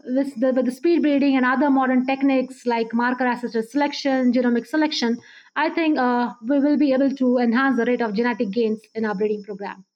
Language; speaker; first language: English; non-native, local second language; Marathi